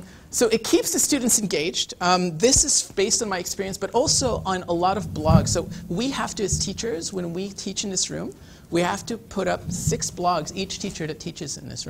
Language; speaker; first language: English; native; English